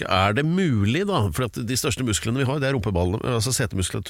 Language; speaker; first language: Norwegian; native; Norwegian